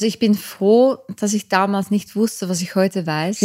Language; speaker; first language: German; native; German